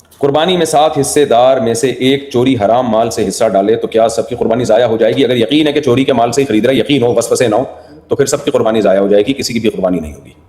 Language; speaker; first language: Urdu; native; Urdu